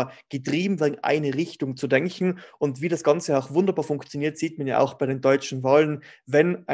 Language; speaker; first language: German; native; German